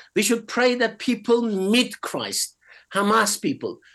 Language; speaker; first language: English; non-native, fluent; Persian